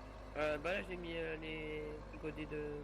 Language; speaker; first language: French; native; French